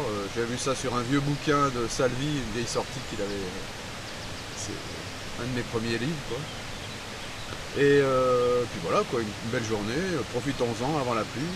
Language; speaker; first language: French; native; French